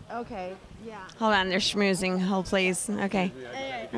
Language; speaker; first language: English; native; English